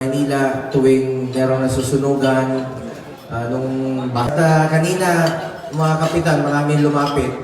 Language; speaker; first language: Filipino; non-native, local second language; Cebuano